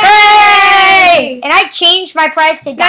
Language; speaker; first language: English; native; English